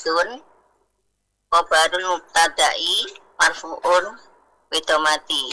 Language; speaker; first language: Arabic; non-native, learner; Indonesian